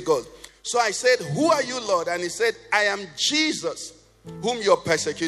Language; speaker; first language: English; non-native, local second language; Igbo